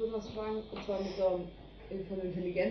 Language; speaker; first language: German; native; German